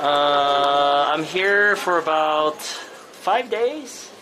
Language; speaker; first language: English; early bilingual, other home language; Chinese